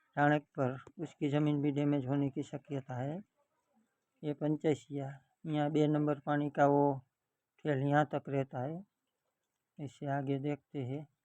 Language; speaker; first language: Hindi; non-native, local second language; Gujarati